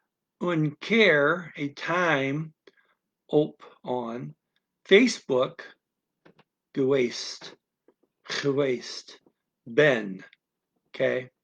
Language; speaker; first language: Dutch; non-native, learner; English